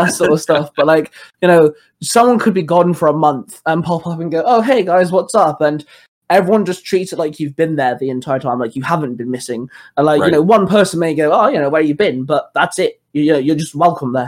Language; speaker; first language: English; native; English